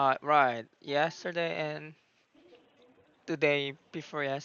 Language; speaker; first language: English; non-native, learner; Korean